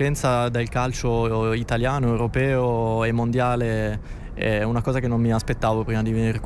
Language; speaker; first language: Italian; native; Italian